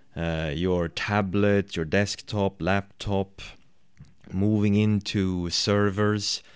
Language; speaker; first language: English; non-native, fluent; Swedish